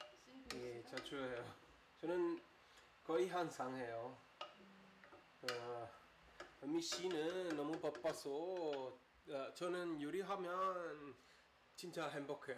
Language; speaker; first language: Korean; non-native, learner; Italian